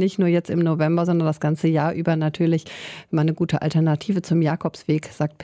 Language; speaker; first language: German; native; German